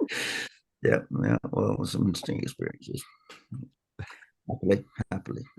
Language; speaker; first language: English; native; English